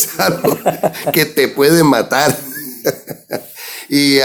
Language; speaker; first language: Spanish; early bilingual, heritage; English